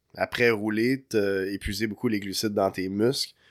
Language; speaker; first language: French; native; French